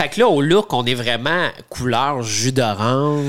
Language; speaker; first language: French; native; French